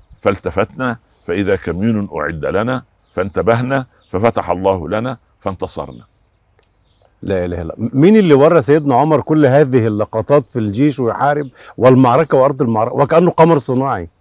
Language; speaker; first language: Arabic; native; Arabic